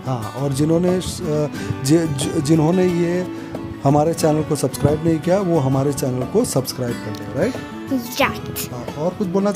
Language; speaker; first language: Hindi; native; Hindi